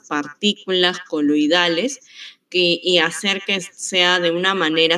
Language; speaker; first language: Spanish; native; Spanish